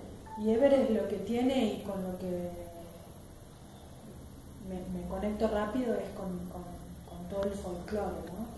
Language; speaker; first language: Spanish; native; Spanish